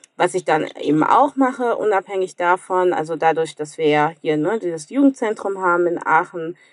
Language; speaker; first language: German; native; German